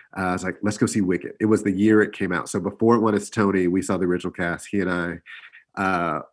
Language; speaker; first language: English; native; English